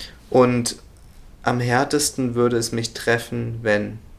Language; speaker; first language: German; native; German